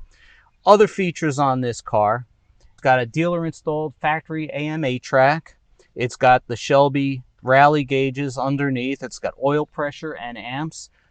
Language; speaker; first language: English; native; English